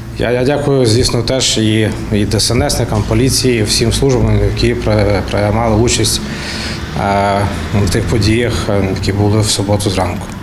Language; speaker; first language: Ukrainian; native; Ukrainian